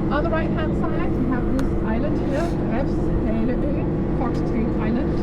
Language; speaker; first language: English; non-native, fluent; Danish